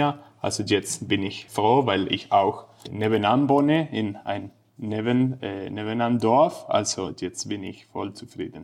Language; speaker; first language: German; non-native, learner; Spanish